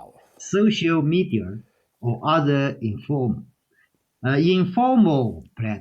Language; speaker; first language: English; non-native, learner; Chinese